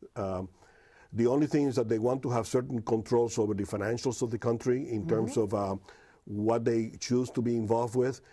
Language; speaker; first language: English; non-native, fluent; Spanish